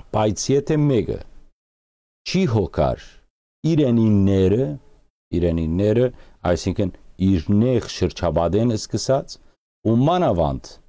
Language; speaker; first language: Armenian; early bilingual, heritage; Armenian